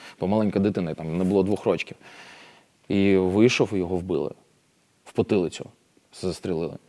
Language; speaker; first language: Ukrainian; non-native, local second language; Russian